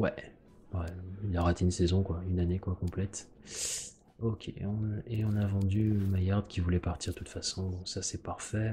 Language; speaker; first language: French; native; French